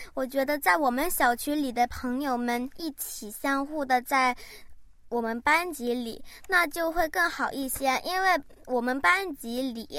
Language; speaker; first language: Chinese; early bilingual, heritage; Chinese